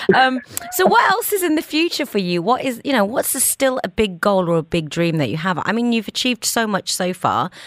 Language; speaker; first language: English; native; English